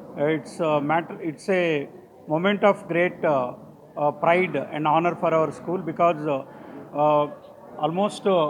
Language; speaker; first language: English; non-native, local second language; Telugu